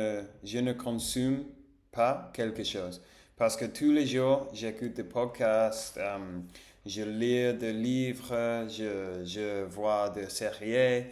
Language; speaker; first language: French; non-native, fluent; Spanish